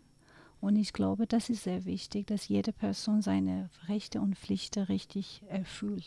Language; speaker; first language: German; non-native, fluent; Persian